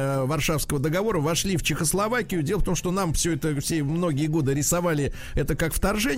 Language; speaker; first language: Russian; native; Russian